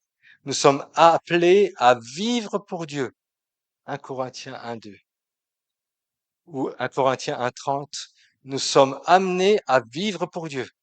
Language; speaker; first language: French; native; French